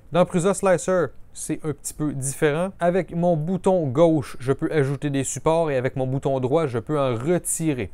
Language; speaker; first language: French; native; French